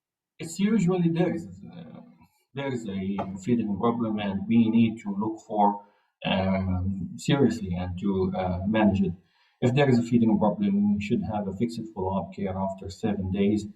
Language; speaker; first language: English; non-native, fluent; Arabic